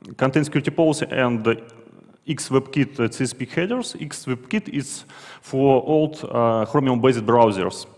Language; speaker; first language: English; non-native, fluent; Russian